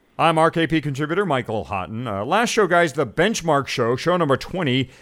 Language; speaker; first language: English; native; English